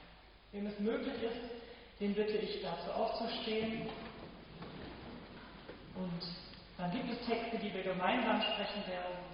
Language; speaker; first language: German; native; German